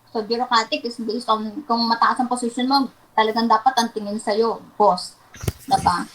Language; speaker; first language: Filipino; non-native, local second language; Waray